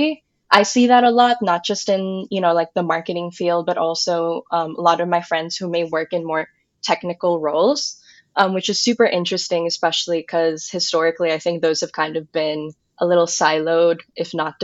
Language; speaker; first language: English; non-native, local second language; Filipino